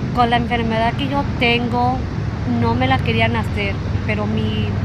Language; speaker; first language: Spanish; early bilingual, heritage; Spanish